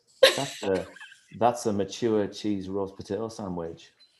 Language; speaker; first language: English; native; English